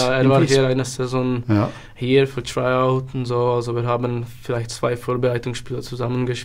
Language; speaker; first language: German; non-native, learner; Czech